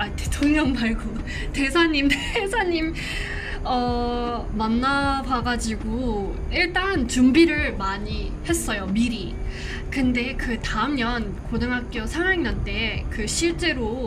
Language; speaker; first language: Korean; non-native, fluent; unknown